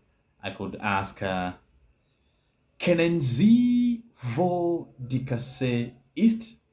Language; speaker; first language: German; non-native, learner; English